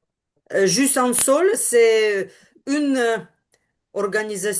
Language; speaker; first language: French; non-native, learner; Ukrainian